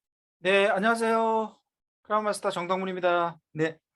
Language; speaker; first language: Korean; native; Korean